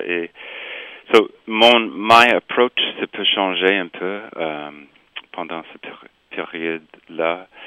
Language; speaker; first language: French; non-native, local second language; English